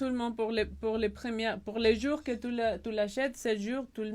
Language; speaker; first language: French; non-native, learner; Spanish